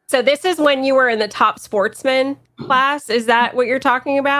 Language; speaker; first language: English; native; English